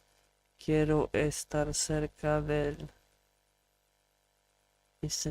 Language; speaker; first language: Spanish; non-native, learner; English